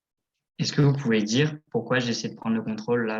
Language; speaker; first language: French; native; French